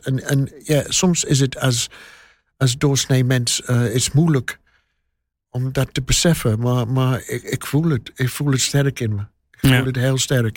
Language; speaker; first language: Dutch; non-native, learner; English